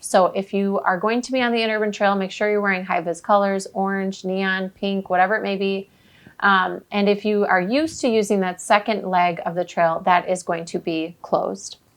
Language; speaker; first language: English; native; English